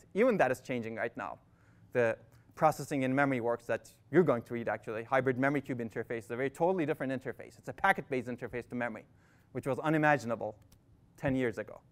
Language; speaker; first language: English; non-native, fluent; Turkish